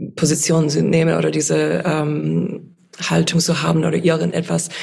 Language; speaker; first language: German; non-native, fluent; English